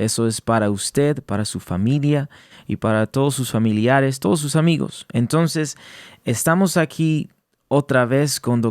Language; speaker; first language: Spanish; early bilingual, heritage; English